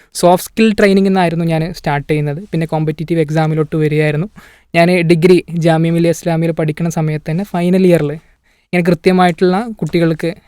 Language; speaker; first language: Malayalam; native; Malayalam